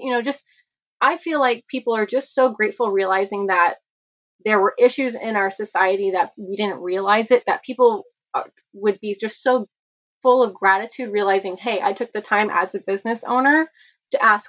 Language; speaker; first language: English; native; English